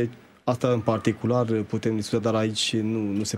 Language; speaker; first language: Romanian; native; Romanian